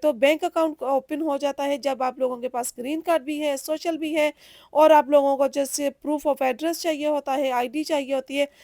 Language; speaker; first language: Urdu; native; Urdu